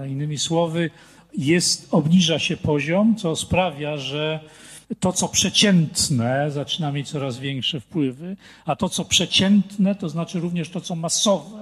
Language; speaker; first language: Polish; native; Polish